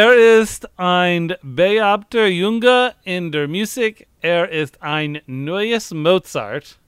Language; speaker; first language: German; non-native, learner; English